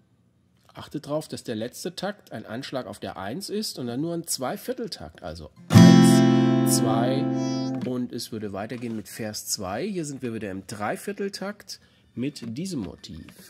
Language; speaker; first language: German; native; German